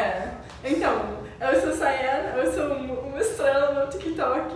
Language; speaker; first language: Portuguese; non-native, learner; English